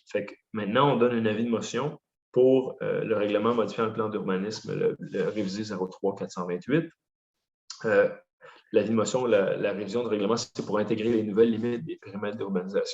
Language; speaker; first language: French; native; French